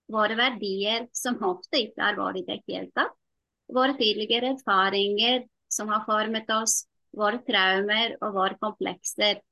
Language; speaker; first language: Norwegian; non-native, fluent; Latvian